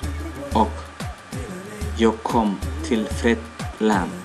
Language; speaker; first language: Swedish; non-native, learner; Somali